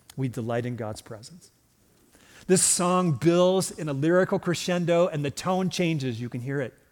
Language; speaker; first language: English; early bilingual, other home language; Swedish